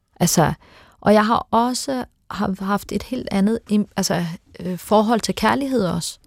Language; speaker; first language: Danish; early bilingual, other home language; Turkish